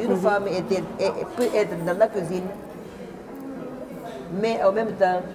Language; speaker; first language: French; non-native, fluent; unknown